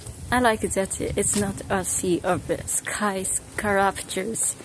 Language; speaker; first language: English; non-native, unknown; Japanese